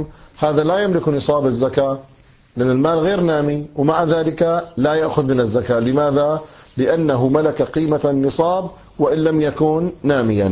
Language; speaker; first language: Arabic; native; Arabic